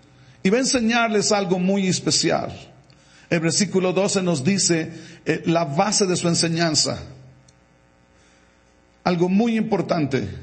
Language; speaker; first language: Spanish; native; Spanish